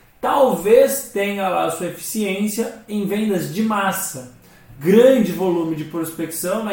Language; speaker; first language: Portuguese; native; Portuguese